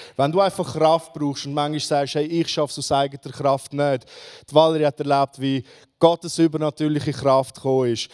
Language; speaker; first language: German; non-native, fluent; Romanian